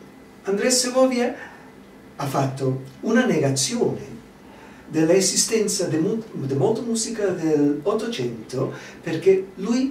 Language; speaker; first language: Italian; non-native, fluent; English